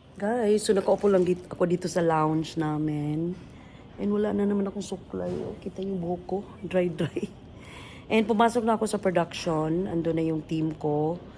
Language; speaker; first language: Filipino; native; Filipino